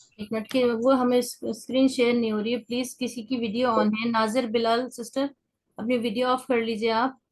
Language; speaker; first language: Urdu; native; Urdu